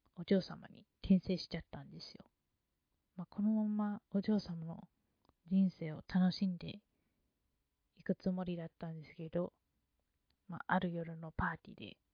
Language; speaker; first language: Japanese; non-native, fluent; Chinese